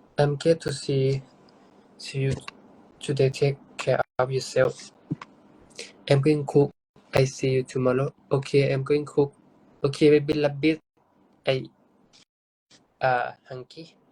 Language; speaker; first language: English; non-native, learner; Thai